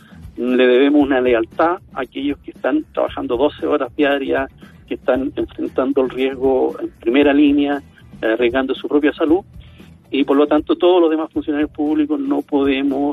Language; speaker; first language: Spanish; native; Spanish